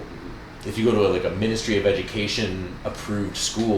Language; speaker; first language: English; native; English